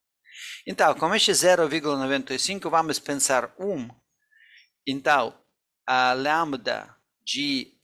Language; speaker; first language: Portuguese; non-native, fluent; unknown